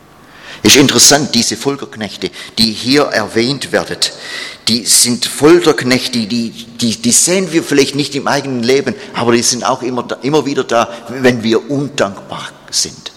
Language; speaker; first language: German; non-native, fluent; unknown